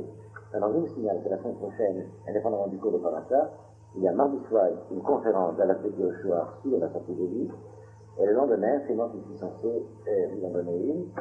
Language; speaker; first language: French; native; French